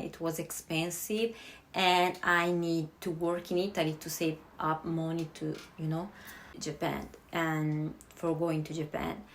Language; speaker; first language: English; non-native, fluent; Italian